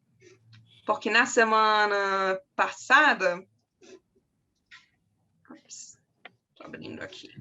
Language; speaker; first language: Portuguese; non-native, fluent; German